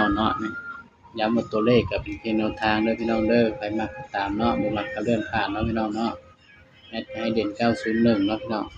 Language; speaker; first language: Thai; non-native, local second language; Lao